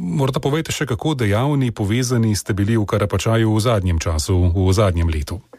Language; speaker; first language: Slovenian; native; Slovenian